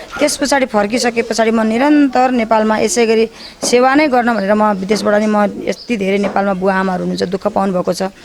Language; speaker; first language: Nepali; native; Nepali